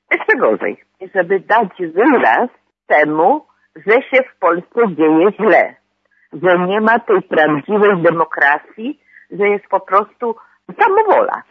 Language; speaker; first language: Polish; native; Polish